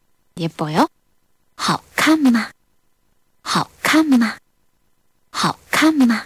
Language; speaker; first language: Chinese; non-native, learner; Korean